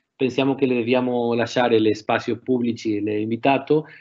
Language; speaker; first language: Italian; non-native, learner; Spanish